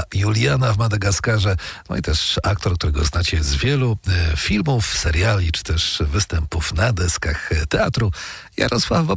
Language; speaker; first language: Polish; native; Polish